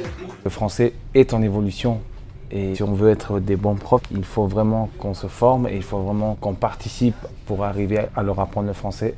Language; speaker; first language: French; non-native, fluent; Spanish